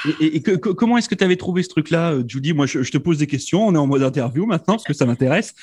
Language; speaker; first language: French; native; French